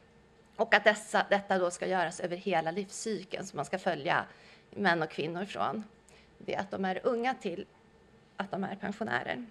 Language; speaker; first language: Swedish; native; Swedish